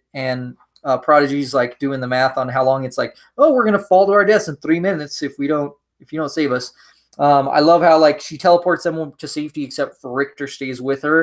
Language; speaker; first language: English; native; English